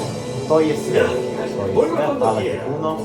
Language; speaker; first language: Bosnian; early bilingual, heritage; Bosnian